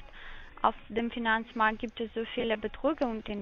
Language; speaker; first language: German; non-native, learner; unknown